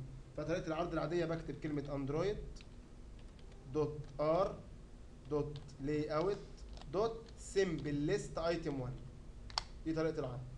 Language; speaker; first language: Arabic; native; Arabic